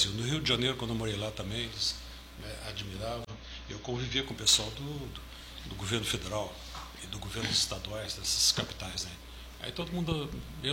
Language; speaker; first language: Portuguese; native; Portuguese